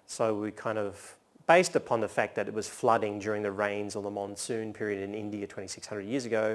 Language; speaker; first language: English; native; English